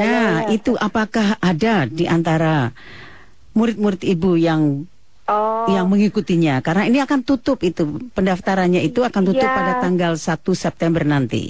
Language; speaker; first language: Indonesian; native; Indonesian